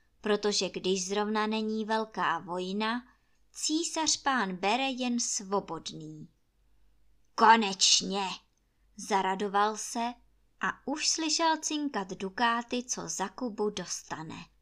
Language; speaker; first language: Czech; native; Czech